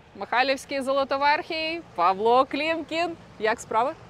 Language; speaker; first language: Ukrainian; native; Ukrainian